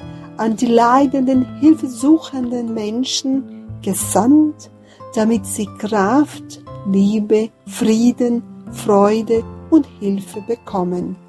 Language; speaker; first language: German; non-native, fluent; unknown